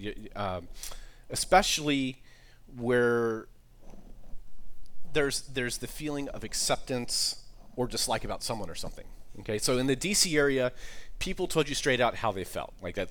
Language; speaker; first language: English; native; English